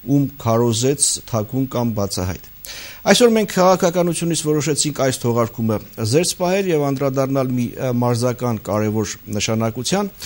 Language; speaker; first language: Armenian; native; Armenian